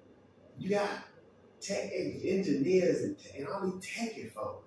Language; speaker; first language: English; native; English